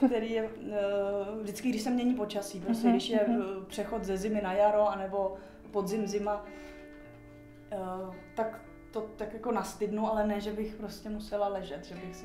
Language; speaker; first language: Czech; native; Czech